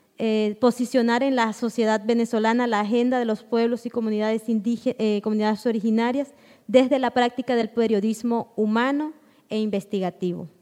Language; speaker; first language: Spanish; non-native, local second language; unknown